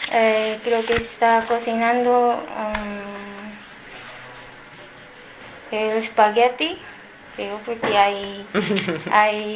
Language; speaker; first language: Spanish; non-native, learner; Filipino